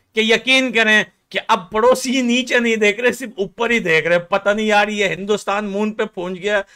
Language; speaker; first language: Hindi; non-native, fluent; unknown